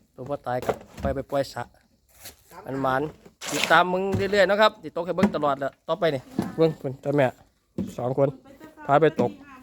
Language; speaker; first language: Thai; native; Thai